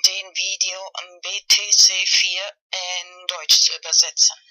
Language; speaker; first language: German; non-native, fluent; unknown